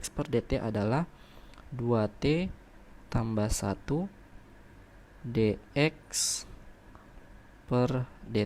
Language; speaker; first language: Indonesian; native; Indonesian